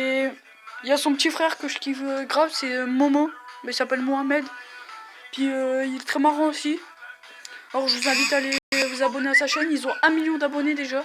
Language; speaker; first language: French; native; French